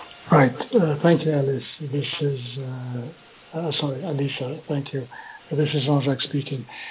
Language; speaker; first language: English; non-native, fluent; French